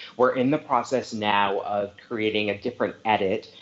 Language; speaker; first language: English; native; English